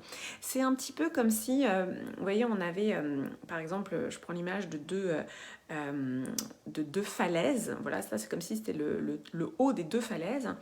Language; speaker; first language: French; native; French